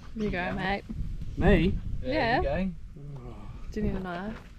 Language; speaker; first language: English; native; English